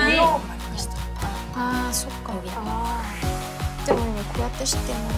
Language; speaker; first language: Japanese; non-native, learner; Korean